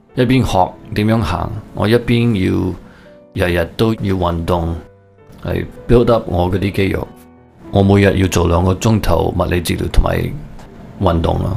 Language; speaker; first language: Cantonese; early bilingual, heritage; Cantonese